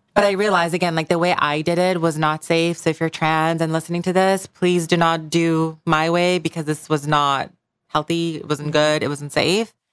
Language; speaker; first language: English; early bilingual, other home language; Bangla